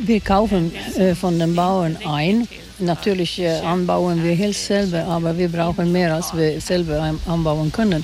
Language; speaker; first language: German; non-native, fluent; Swedish